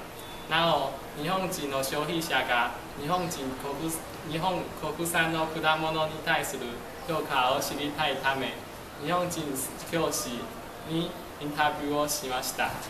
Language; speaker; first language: Japanese; non-native, learner; Chinese